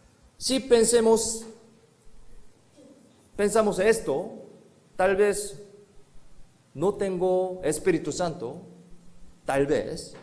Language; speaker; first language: Spanish; non-native, learner; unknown